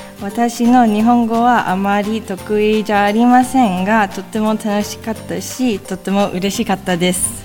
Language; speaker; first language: Japanese; non-native, learner; English